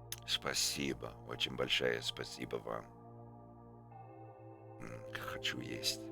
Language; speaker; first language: Russian; non-native, learner; English